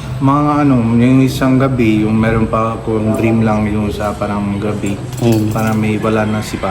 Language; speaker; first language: Filipino; non-native, learner; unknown